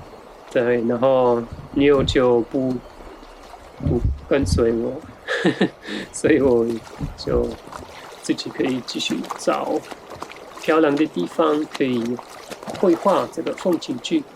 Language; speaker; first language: Chinese; non-native, fluent; German